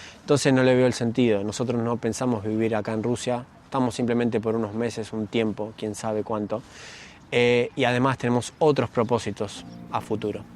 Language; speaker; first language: Spanish; native; Spanish